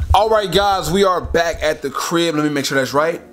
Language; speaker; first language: English; native; English